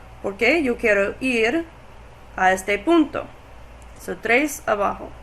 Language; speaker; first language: Spanish; non-native, learner; English